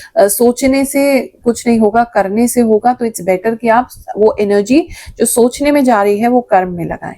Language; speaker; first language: Hindi; native; Hindi